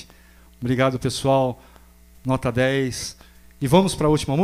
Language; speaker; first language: Portuguese; native; Portuguese